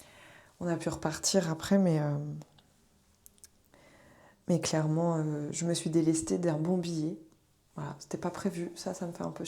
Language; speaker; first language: French; native; French